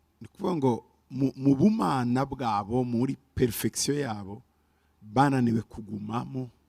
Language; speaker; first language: Kinyarwanda; early bilingual, heritage; Kinyarwanda